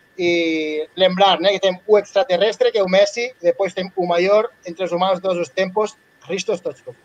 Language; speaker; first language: Portuguese; non-native, learner; Spanish